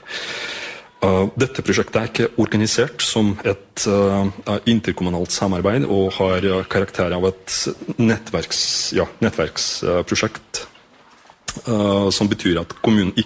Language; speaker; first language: Norwegian; non-native, fluent; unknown